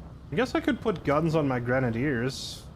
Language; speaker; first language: English; native; English